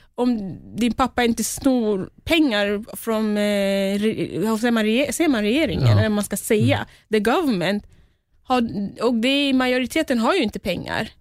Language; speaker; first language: Swedish; early bilingual, other home language; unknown